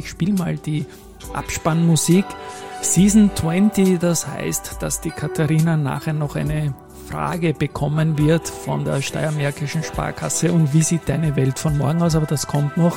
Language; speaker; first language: German; native; German